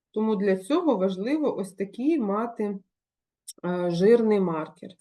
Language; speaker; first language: Ukrainian; non-native, local second language; Russian